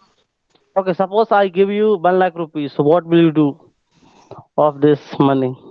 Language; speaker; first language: English; non-native, local second language; Hindi